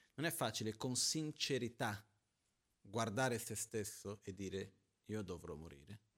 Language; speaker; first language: Italian; non-native, fluent; Portuguese